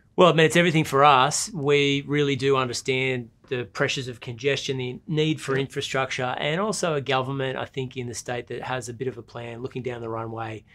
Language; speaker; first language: English; native; English